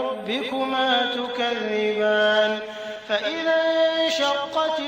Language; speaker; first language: Arabic; native; Arabic